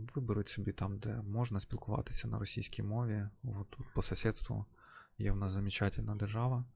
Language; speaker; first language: Ukrainian; non-native, local second language; Russian